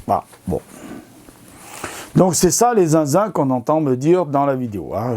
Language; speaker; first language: French; native; French